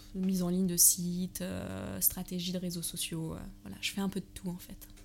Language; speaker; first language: French; early bilingual, heritage; German